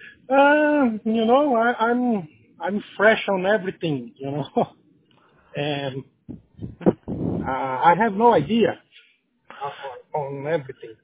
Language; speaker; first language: English; non-native, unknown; Portuguese